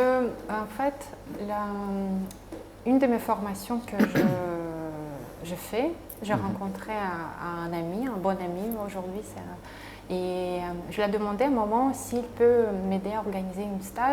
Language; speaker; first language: French; non-native, fluent; Russian